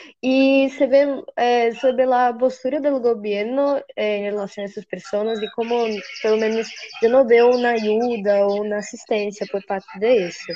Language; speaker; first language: Spanish; non-native, learner; Portuguese